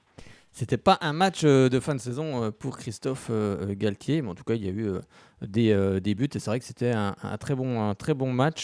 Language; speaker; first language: French; native; French